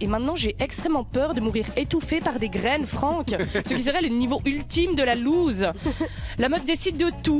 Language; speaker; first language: French; native; French